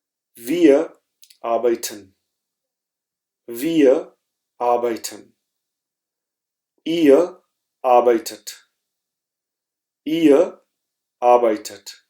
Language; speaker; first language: German; non-native, fluent; Urdu